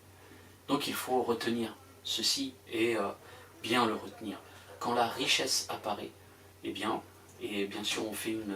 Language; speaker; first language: French; native; French